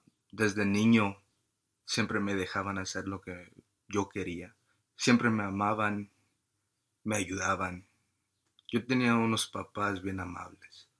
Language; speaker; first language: Spanish; early bilingual, heritage; Spanish